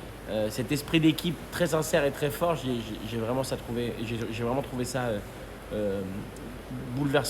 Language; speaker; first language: French; native; French